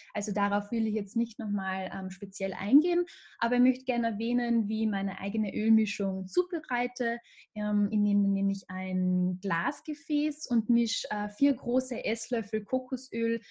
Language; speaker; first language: German; native; German